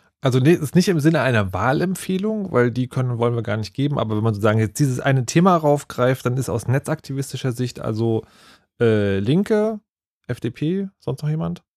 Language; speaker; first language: German; native; German